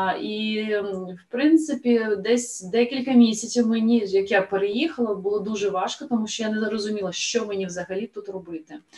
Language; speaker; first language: Ukrainian; native; Ukrainian